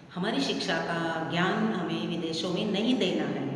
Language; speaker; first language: Hindi; non-native, local second language; Gujarati